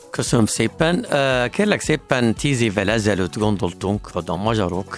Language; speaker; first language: Hungarian; non-native, fluent; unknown